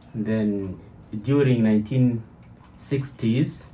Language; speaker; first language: English; non-native, learner; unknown